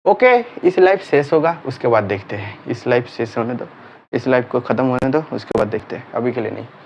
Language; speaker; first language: Hindi; non-native, local second language; Bangla